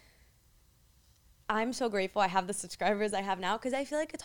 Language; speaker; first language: English; early bilingual, other home language; Spanish